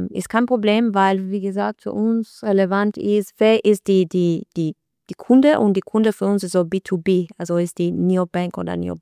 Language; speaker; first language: German; non-native, learner; Albanian